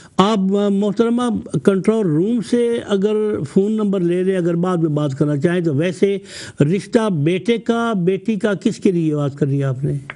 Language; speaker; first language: Urdu; non-native, local second language; Punjabi